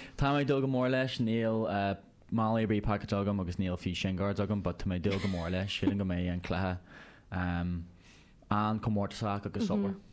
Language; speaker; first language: Irish; native; Irish